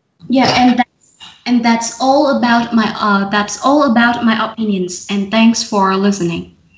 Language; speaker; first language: English; non-native, learner; Vietnamese